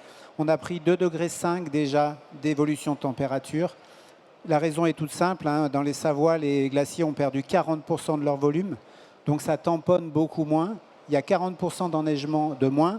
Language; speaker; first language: French; native; French